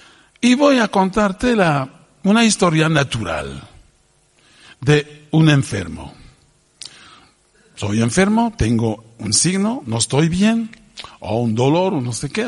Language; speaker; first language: Spanish; non-native, fluent; French